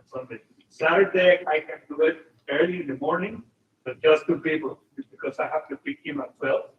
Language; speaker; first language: English; non-native, learner; Spanish